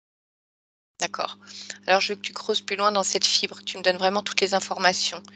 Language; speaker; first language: French; native; French